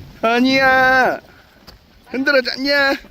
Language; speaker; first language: Korean; native; Korean